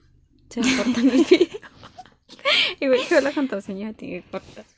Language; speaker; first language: Spanish; native; Spanish